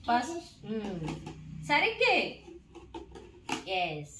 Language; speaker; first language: English; non-native, local second language; Telugu